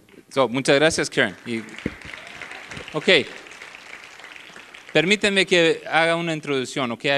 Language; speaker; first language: Spanish; early bilingual, other home language; English